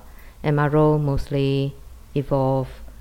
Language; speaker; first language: English; non-native, local second language; Cantonese